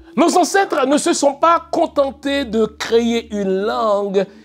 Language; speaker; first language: French; non-native, local second language; Haitian Creole